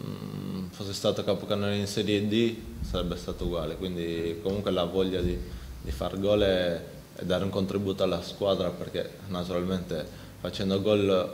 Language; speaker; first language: Italian; native; Italian